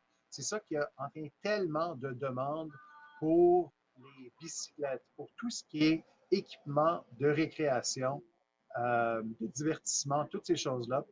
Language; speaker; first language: French; native; French